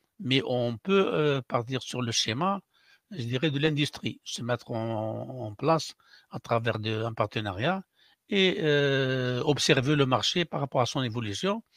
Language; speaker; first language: French; non-native, local second language; Arabic